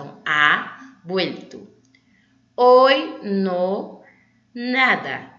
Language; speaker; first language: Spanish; non-native, learner; Portuguese